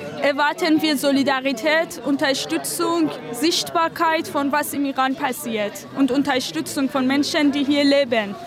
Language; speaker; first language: German; non-native, fluent; Persian